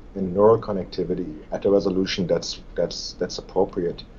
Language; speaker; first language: English; non-native, fluent; German